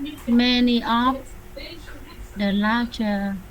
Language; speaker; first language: English; non-native, learner; Vietnamese